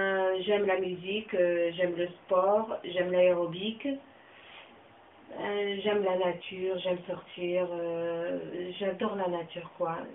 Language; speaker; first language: French; non-native, local second language; Kabyle